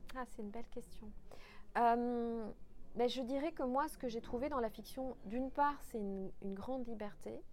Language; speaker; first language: French; non-native, local second language; Kinyarwanda